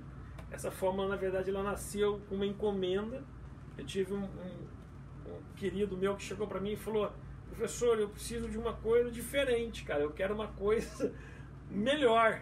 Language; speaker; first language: Portuguese; native; Portuguese